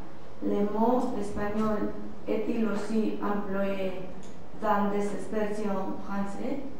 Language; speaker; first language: French; non-native, learner; Spanish